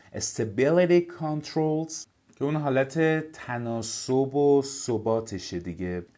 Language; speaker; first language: Persian; native; Persian